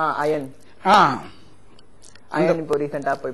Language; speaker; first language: Tamil; native; Tamil